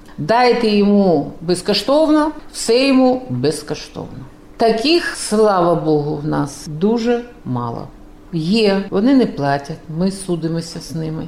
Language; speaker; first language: Ukrainian; non-native, local second language; Russian